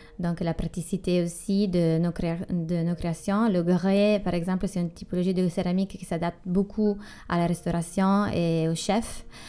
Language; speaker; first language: French; non-native, fluent; Italian